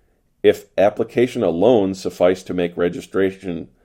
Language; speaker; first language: English; native; English